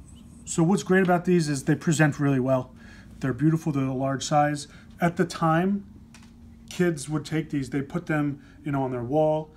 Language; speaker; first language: English; native; English